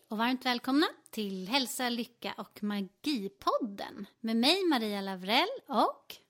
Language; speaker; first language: Swedish; native; Swedish